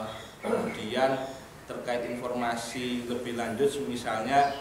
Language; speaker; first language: Indonesian; native; Indonesian